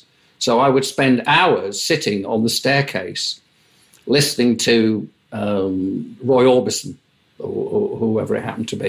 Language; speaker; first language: English; native; English